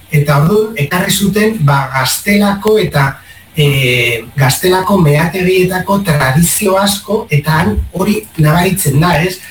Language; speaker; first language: Basque; non-native, local second language; Spanish